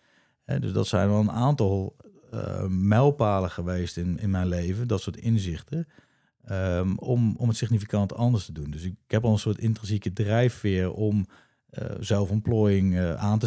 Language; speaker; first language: Dutch; native; Dutch